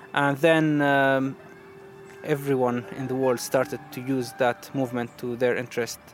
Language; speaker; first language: English; non-native, fluent; Arabic